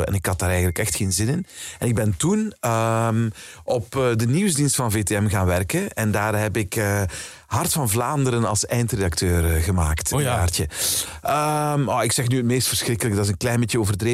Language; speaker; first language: Dutch; native; Dutch